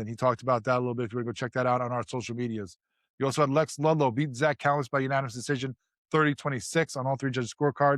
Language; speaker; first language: English; native; English